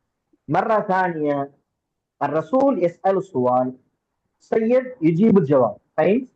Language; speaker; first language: Arabic; non-native, fluent; Tamil